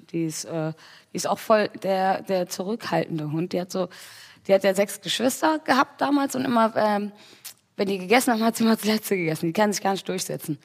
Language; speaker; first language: German; early bilingual, other home language; Tigrinya